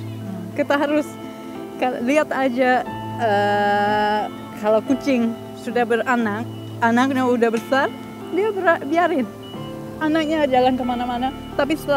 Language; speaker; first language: Indonesian; non-native, fluent; English